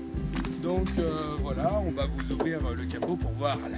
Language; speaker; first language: French; native; French